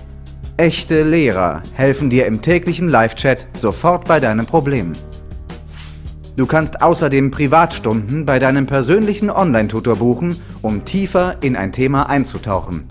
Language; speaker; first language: German; native; German